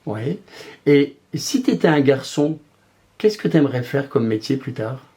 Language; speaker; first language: French; native; French